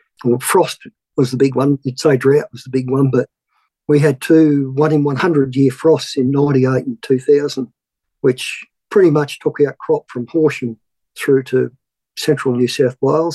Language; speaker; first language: English; native; English